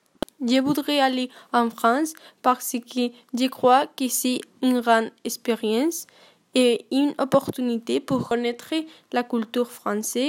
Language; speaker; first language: French; non-native, learner; Spanish